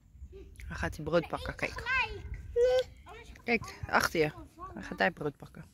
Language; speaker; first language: Dutch; native; Dutch